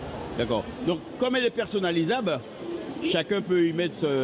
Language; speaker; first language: French; native; French